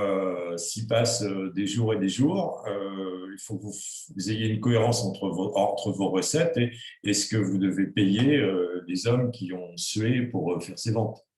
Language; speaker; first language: French; native; French